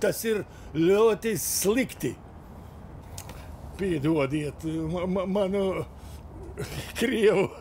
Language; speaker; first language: Latvian; non-native, learner; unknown